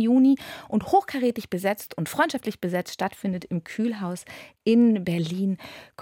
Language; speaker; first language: German; native; German